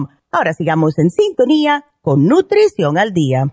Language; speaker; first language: Spanish; native; Spanish